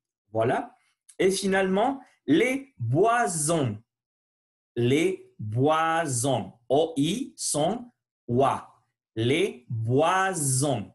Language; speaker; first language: French; non-native, learner; Spanish